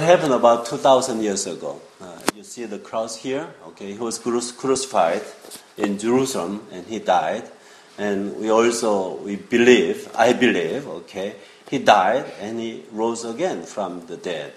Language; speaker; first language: English; non-native, fluent; Korean